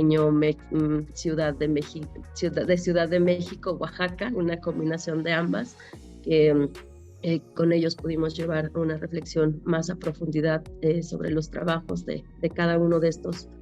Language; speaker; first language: Spanish; native; Spanish